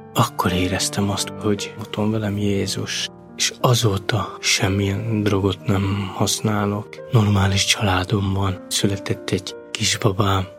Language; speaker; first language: Hungarian; non-native, local second language; Romany